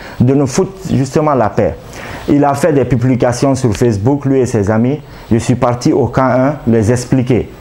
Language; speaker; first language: French; non-native, local second language; Arabic